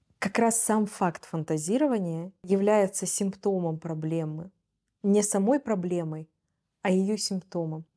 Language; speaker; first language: Russian; native; Russian